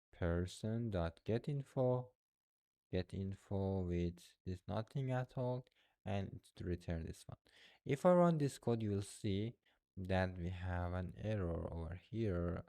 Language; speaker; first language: English; non-native, fluent; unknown